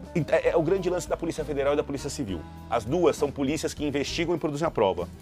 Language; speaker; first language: Portuguese; native; Portuguese